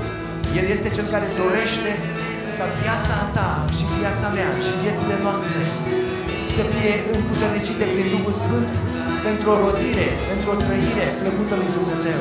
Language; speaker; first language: Romanian; native; Romanian